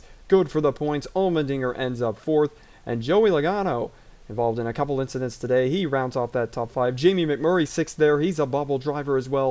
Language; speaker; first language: English; native; English